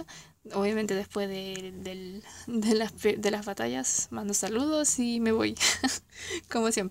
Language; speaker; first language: Spanish; native; Spanish